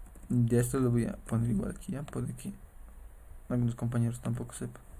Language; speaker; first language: Spanish; native; Spanish